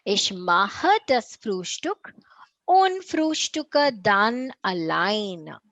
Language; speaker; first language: German; non-native, fluent; Tamil